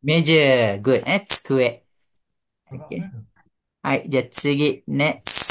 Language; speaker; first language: Japanese; non-native, fluent; Malay